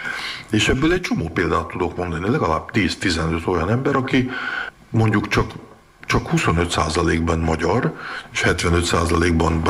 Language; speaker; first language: Hungarian; early bilingual, heritage; Hungarian